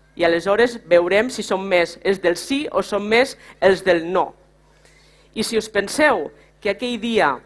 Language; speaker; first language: Catalan; native; Catalan